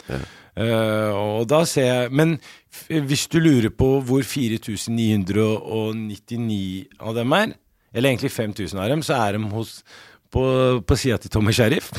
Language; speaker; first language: Norwegian; early bilingual, other home language; Arabic